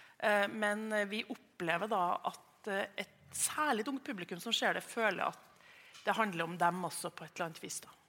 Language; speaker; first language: Norwegian; native; Norwegian